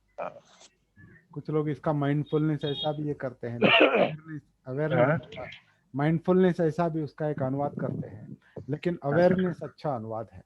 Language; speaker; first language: Hindi; non-native, local second language; Marathi